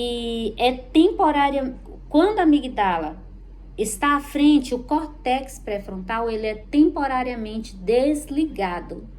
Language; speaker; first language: Portuguese; native; Portuguese